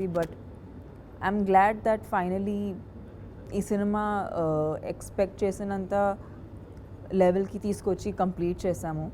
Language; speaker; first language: Telugu; non-native, fluent; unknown